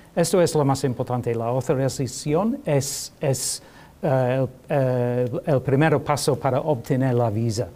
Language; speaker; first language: Spanish; non-native, learner; English